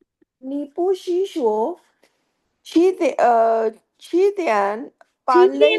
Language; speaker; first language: Chinese; non-native, learner; Hindi